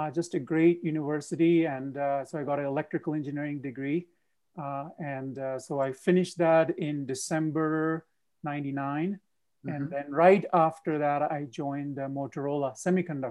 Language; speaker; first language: English; non-native, local second language; Punjabi